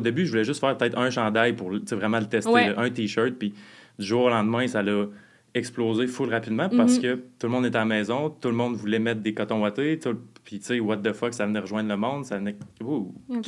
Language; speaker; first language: French; native; French